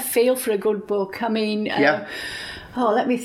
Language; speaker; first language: English; native; English